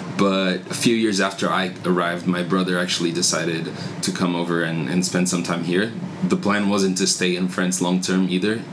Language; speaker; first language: English; non-native, fluent; Portuguese